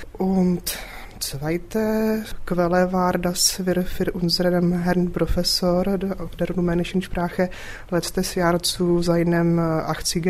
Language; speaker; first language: German; non-native, fluent; Czech